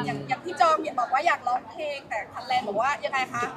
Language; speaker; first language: Thai; native; Thai